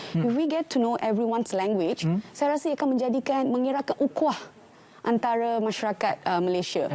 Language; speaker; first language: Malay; non-native, local second language; Tamil